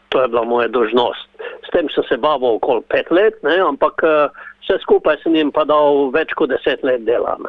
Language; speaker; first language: Slovenian; native; Slovenian